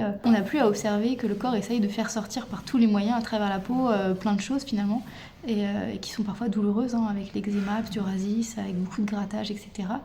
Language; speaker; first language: French; native; French